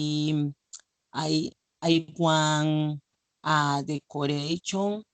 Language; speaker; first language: English; non-native, learner; Spanish